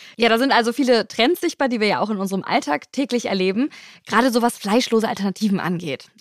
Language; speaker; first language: German; non-native, fluent; Spanish